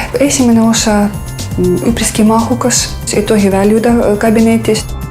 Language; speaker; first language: Estonian; non-native, fluent; Russian